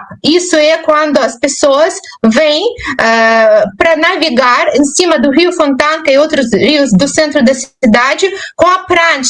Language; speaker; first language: Portuguese; non-native, fluent; Russian